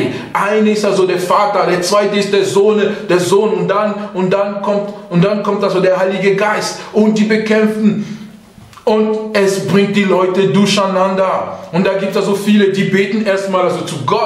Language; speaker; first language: German; non-native, fluent; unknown